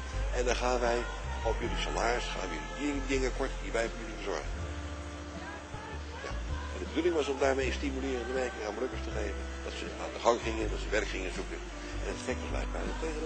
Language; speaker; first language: Dutch; native; Dutch